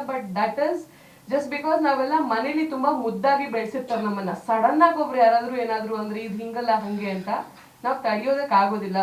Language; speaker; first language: Kannada; native; Kannada